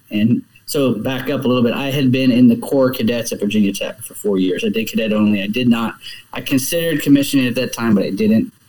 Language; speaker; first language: English; native; English